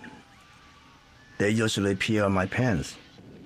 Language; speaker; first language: English; non-native, local second language; Cantonese